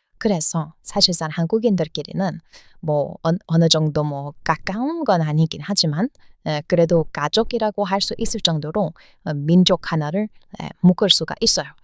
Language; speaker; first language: Korean; non-native, fluent; English